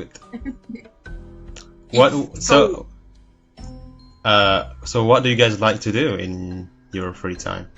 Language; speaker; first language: English; non-native, fluent; Indonesian